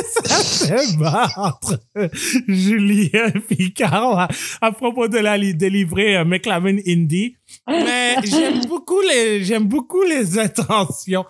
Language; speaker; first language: French; native; French